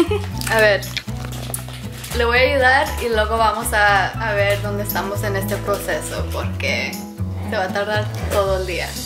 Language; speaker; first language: Spanish; early bilingual, heritage; English